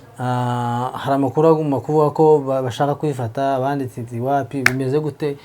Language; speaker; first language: Kinyarwanda; native; Kinyarwanda